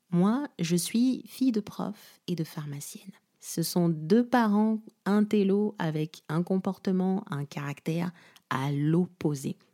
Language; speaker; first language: French; non-native, local second language; Lingala